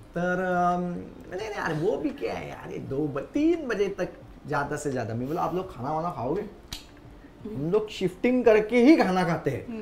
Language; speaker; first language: Hindi; non-native, local second language; Marathi